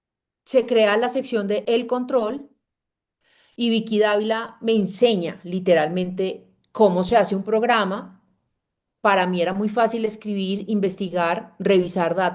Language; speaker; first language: Spanish; native; Spanish